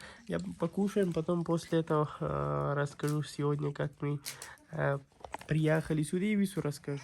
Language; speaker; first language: Russian; non-native, learner; Kyrgyz